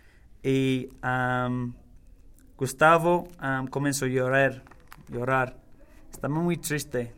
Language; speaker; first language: Spanish; non-native, learner; English